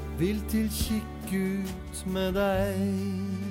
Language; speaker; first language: Norwegian; native; Norwegian